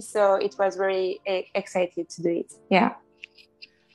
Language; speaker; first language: English; non-native, fluent; French